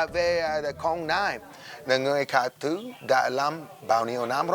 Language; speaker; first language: Vietnamese; non-native, learner; English